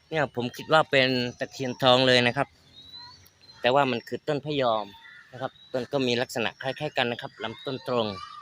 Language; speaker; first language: Thai; non-native, local second language; Malay